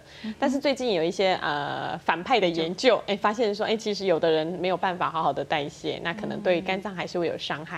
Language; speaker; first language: Chinese; native; Chinese